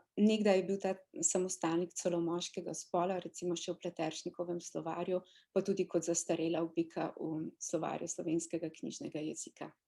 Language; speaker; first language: Slovenian; native; Slovenian